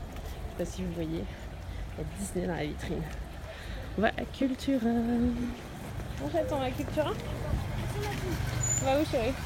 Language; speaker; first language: French; native; French